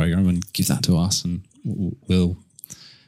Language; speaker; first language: English; native; English